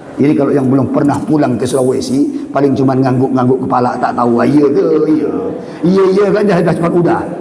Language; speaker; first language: Malay; non-native, local second language; Buginese